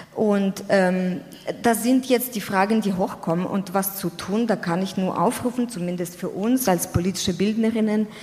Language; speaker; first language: German; non-native, fluent; Ukrainian